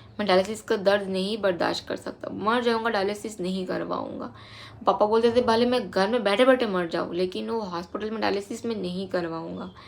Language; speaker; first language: Hindi; non-native, local second language; Bangla